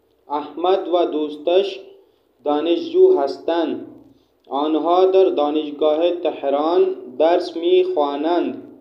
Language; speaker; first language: Persian; non-native, fluent; Urdu